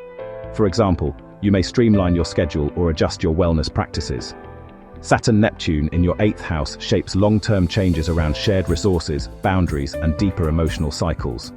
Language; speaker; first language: English; native; English